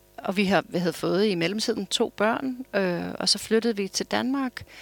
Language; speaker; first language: Danish; non-native, fluent; English